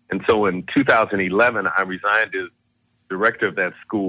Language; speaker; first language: English; native; English